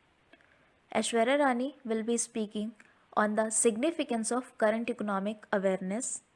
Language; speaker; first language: English; non-native, local second language; Hindi